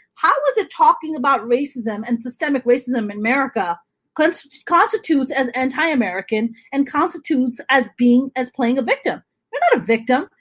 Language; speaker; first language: English; non-native, local second language; Urdu